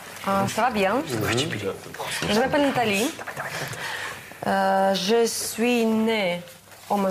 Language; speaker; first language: French; non-native, learner; Russian